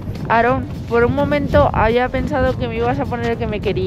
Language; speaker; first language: Spanish; native; Spanish